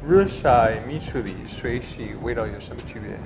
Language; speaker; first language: Chinese; non-native, learner; English